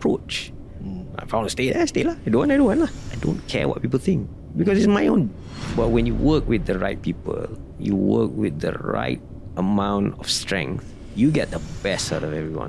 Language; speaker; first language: English; non-native, local second language; Malay